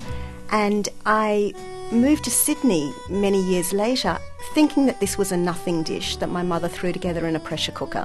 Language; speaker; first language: English; native; English